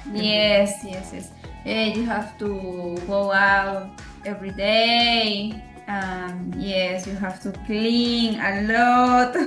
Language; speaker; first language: English; non-native, learner; Spanish